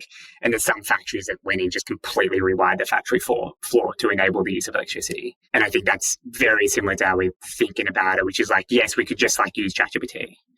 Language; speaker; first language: English; native; English